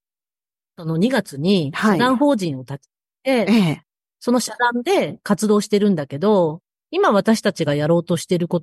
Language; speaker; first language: Japanese; native; Japanese